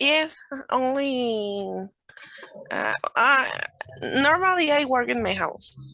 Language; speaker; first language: English; non-native, learner; Spanish